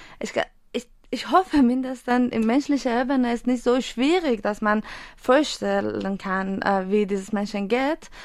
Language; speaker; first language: German; non-native, fluent; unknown